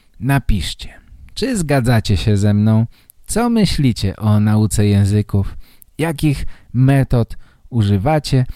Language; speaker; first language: Polish; native; Polish